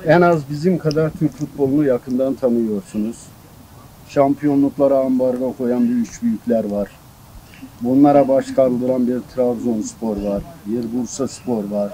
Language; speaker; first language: Turkish; native; Turkish